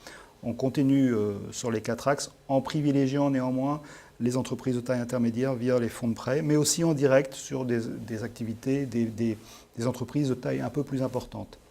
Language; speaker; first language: French; native; French